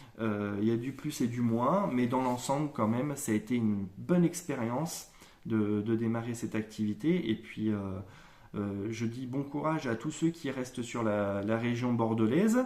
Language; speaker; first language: French; native; French